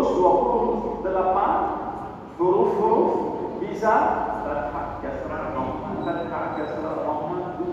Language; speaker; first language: Indonesian; non-native, learner; Arabic